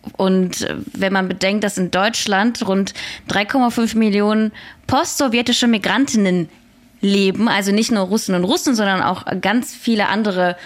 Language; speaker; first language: German; early bilingual, other home language; Russian